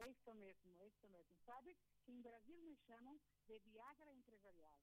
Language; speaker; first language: Spanish; non-native, fluent; Portuguese